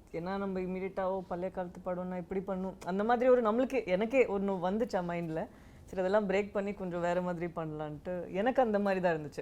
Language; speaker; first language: Tamil; non-native, local second language; Badaga